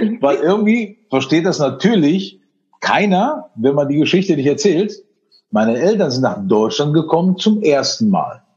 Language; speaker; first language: German; early bilingual, other home language; Spanish